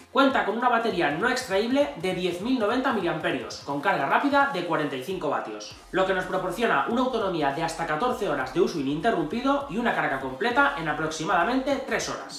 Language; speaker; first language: Spanish; native; Spanish